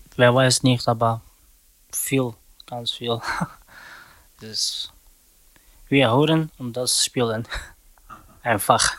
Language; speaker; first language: German; non-native, learner; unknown